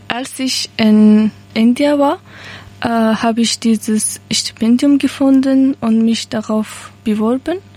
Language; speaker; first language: German; non-native, learner; Persian